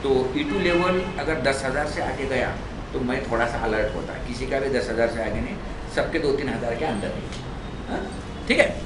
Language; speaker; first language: Hindi; non-native, local second language; Marathi